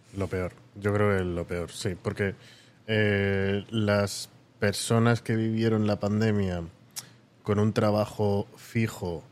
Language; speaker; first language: Spanish; native; Spanish